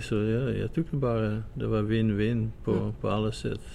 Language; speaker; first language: Swedish; non-native, fluent; Dutch